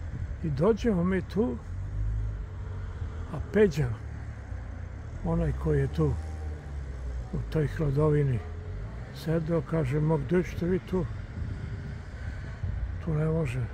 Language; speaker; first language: Croatian; native; Croatian